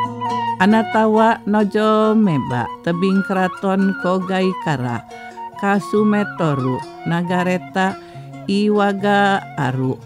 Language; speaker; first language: Japanese; non-native, fluent; Indonesian